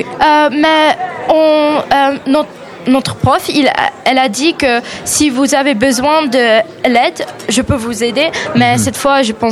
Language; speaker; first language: French; non-native, learner; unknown